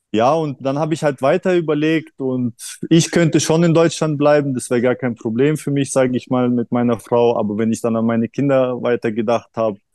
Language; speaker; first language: German; early bilingual, other home language; Russian